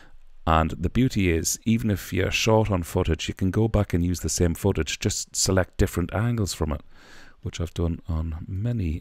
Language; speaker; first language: English; native; English